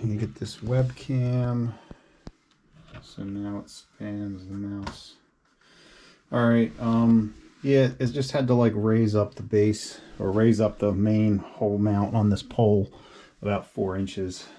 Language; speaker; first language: English; native; English